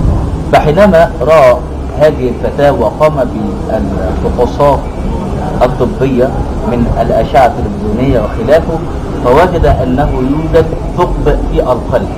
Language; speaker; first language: Arabic; native; Arabic